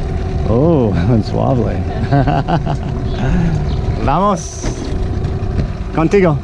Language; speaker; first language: Spanish; non-native, learner; English